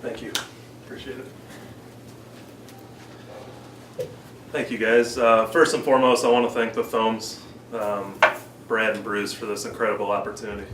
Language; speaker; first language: English; native; English